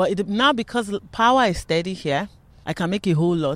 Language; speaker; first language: English; non-native, local second language; Yoruba